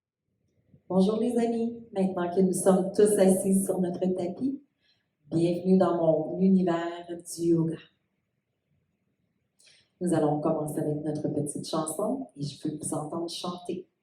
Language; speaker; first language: French; native; French